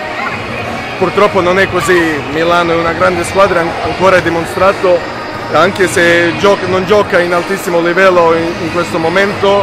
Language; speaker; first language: Italian; non-native, fluent; Serbian